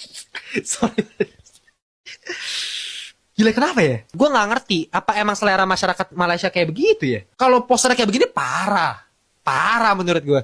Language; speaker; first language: Indonesian; native; Indonesian